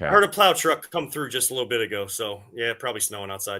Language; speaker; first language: English; native; English